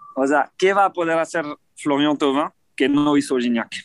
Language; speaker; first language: Spanish; non-native, fluent; French